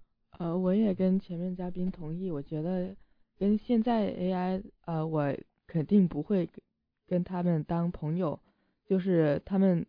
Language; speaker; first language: Chinese; early bilingual, heritage; Chinese